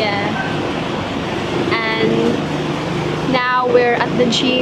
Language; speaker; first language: English; non-native, learner; Cebuano